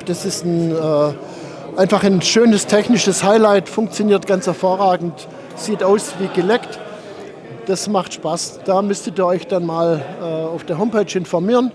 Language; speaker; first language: German; native; German